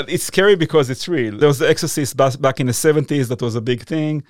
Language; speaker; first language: English; non-native, fluent; Hebrew